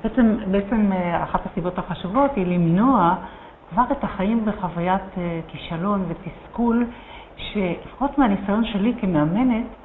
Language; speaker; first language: Hebrew; native; Hebrew